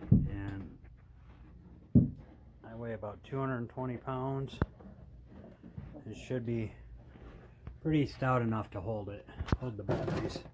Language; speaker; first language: English; native; English